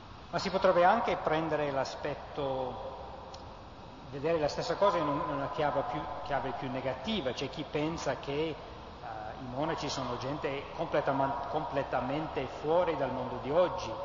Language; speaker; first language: Italian; non-native, fluent; English